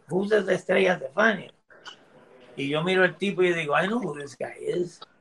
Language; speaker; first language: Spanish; early bilingual, heritage; Spanish